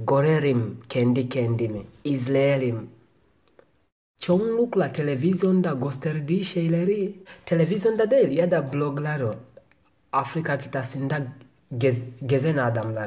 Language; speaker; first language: Turkish; non-native, learner; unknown